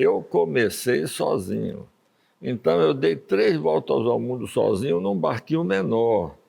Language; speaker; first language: Portuguese; early bilingual, other home language; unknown